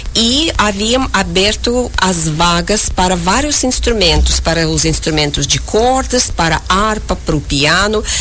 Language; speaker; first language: Portuguese; non-native, fluent; Russian